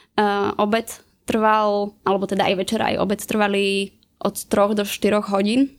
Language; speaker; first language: Slovak; native; Slovak